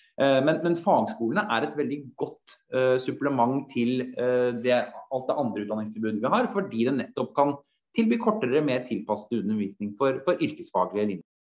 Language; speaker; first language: Norwegian; native; Norwegian